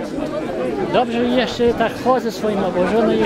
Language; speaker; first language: Polish; early bilingual, heritage; Polish